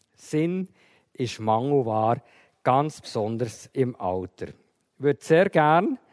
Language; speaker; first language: German; native; German